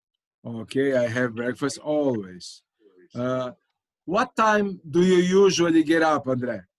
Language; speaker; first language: English; non-native, local second language; Portuguese